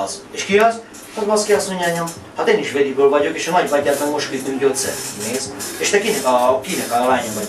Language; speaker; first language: Hungarian; non-native, fluent; Armenian